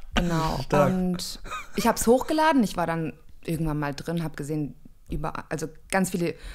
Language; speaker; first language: German; native; German